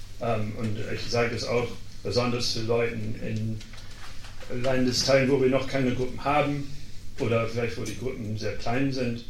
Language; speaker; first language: German; non-native, fluent; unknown